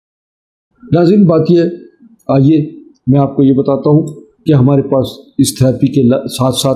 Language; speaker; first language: Urdu; native; Urdu